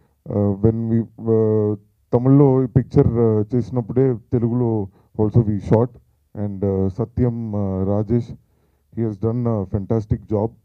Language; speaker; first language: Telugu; non-native, learner; Tamil